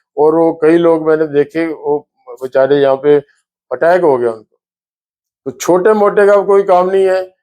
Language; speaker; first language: Urdu; non-native, local second language; Punjabi